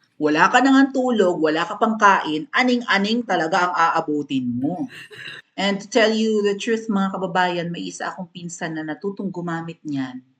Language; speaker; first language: Filipino; non-native, local second language; Cebuano